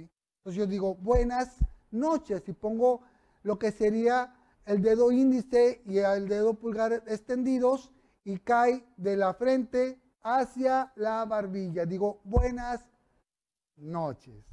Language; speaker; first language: Spanish; native; Spanish